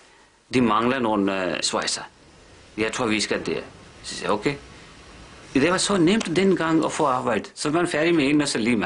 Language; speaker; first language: Danish; non-native, fluent; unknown